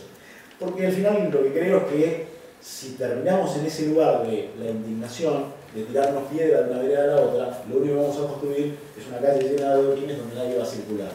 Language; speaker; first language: Spanish; native; Spanish